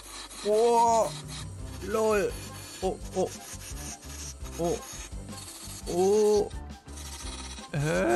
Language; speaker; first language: German; native; German